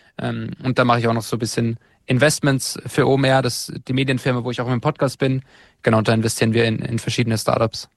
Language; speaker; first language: German; native; German